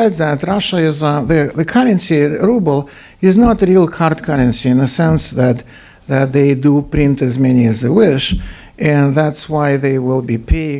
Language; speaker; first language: English; non-native, fluent; Russian